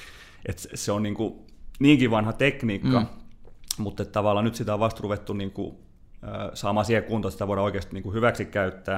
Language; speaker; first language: Finnish; native; Finnish